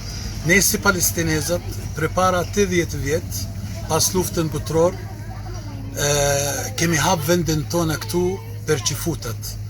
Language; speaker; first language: Albanian; non-native, learner; Arabic